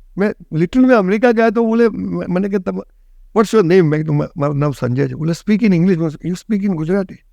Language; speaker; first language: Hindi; non-native, local second language; Gujarati